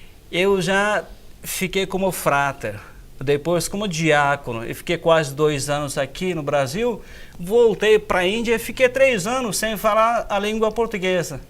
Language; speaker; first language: Portuguese; non-native, fluent; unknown